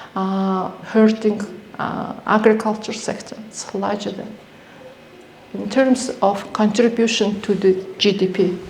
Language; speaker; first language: English; non-native, fluent; Mongolian